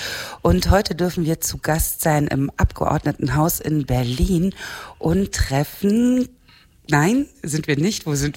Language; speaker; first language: German; native; German